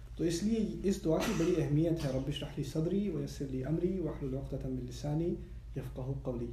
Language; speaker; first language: Urdu; early bilingual, heritage; Urdu